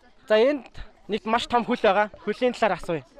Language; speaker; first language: Mongolian; native; Mongolian